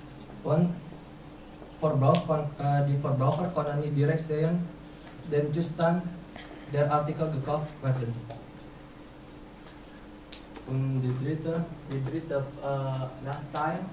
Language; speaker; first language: German; non-native, learner; Indonesian